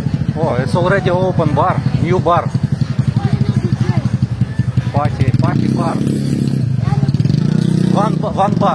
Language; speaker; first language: English; non-native, learner; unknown